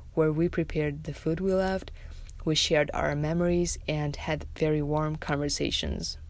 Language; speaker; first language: English; non-native, fluent; Tajik